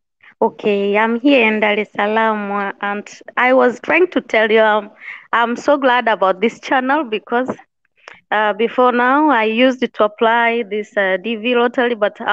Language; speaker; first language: English; non-native, local second language; Swahili